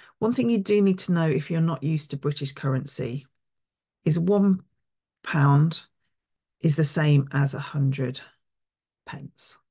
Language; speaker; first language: English; native; English